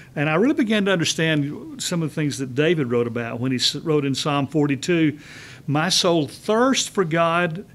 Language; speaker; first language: English; native; English